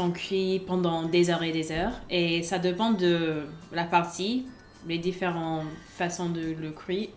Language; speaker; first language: French; non-native, fluent; English